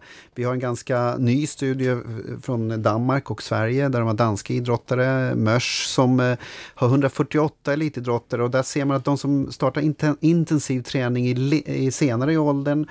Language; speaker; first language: Swedish; native; Swedish